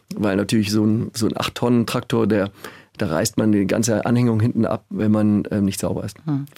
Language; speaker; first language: German; native; German